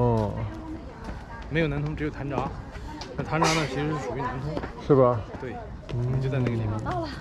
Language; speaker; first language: Chinese; native; Chinese